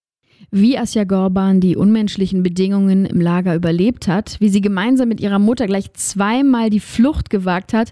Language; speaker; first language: German; native; German